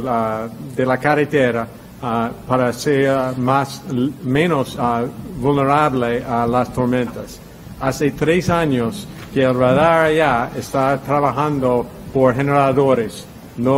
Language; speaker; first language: Spanish; non-native, fluent; English